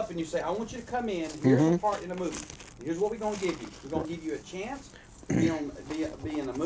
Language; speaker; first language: English; native; English